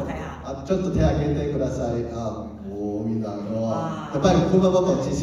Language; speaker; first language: Japanese; non-native, learner; Cantonese